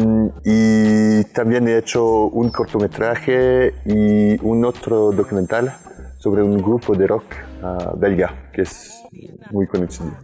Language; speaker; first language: Spanish; non-native, fluent; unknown